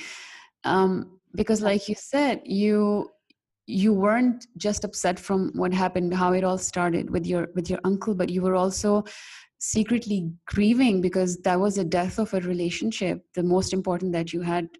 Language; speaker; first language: English; non-native, local second language; Urdu